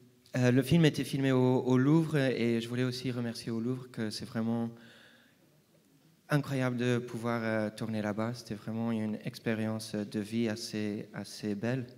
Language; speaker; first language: French; non-native, fluent; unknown